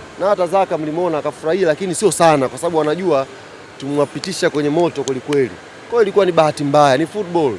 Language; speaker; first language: Swahili; native; Swahili